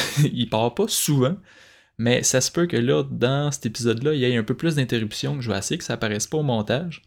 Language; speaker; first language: French; native; French